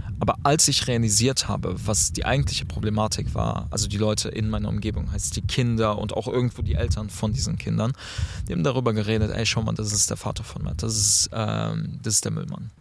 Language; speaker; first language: German; early bilingual, other home language; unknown